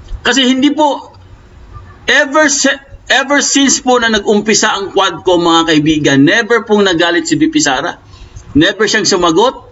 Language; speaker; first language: Filipino; non-native, local second language; Cebuano